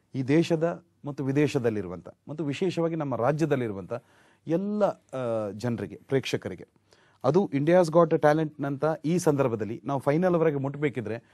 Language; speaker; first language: Kannada; native; Kannada